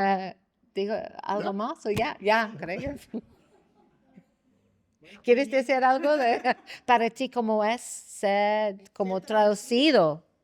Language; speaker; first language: Spanish; non-native, fluent; English